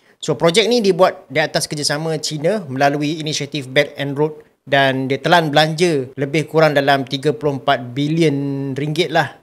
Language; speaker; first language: Malay; native; Malay